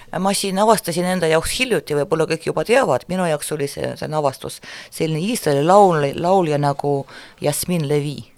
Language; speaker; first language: Estonian; non-native, local second language; Russian